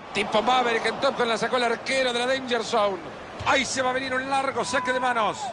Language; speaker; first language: Spanish; native; Spanish